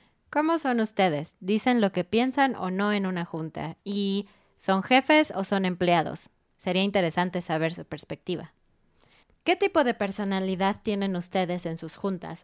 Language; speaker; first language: Spanish; native; Spanish